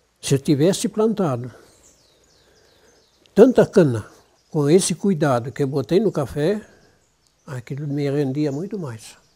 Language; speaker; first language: Portuguese; non-native, local second language; German